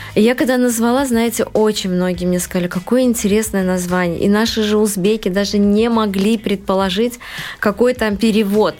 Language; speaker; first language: Russian; non-native, local second language; Uzbek